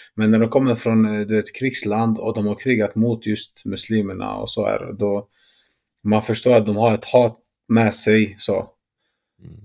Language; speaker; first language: Swedish; early bilingual, other home language; Arabic